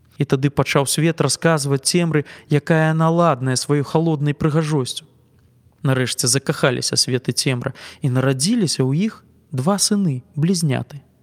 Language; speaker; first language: Belarusian; native; Belarusian